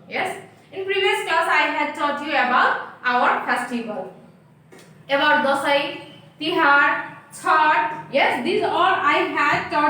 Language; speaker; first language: English; non-native, local second language; Nepali